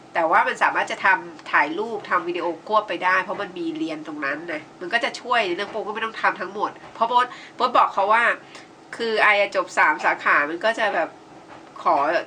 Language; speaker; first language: Thai; native; Thai